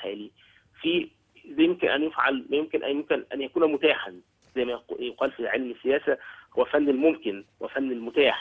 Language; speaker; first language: Arabic; native; Arabic